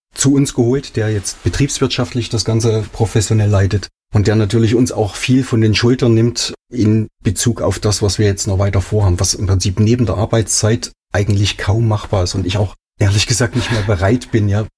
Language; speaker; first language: German; native; German